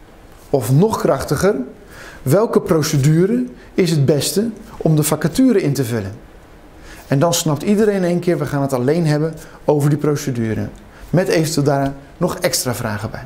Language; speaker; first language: Dutch; native; Dutch